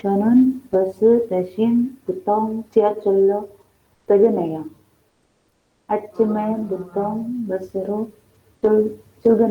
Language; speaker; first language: Korean; non-native, learner; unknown